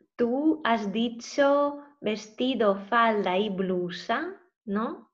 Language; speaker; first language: Spanish; non-native, fluent; Russian